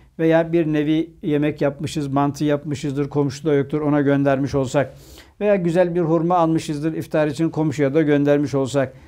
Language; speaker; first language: Turkish; native; Turkish